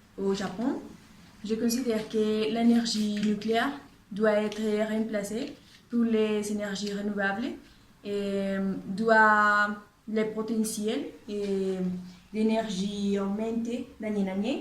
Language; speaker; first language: French; non-native, learner; Spanish